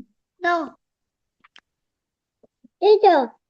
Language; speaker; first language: English; non-native, learner; Vietnamese